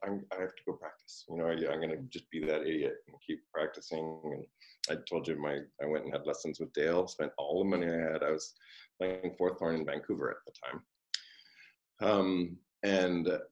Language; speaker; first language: English; native; English